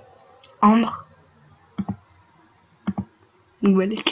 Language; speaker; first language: French; native; French